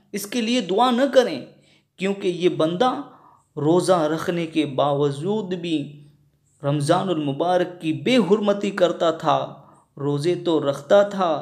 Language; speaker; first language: Urdu; non-native, local second language; Sindhi